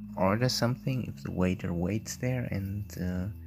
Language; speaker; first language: English; non-native, fluent; German